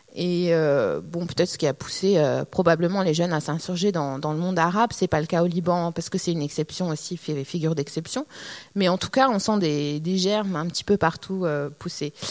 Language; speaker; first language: French; early bilingual, other home language; Arabic